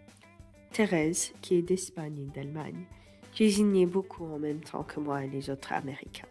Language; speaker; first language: French; non-native, fluent; English